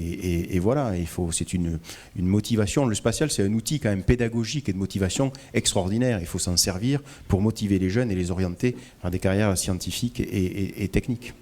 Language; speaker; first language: French; native; French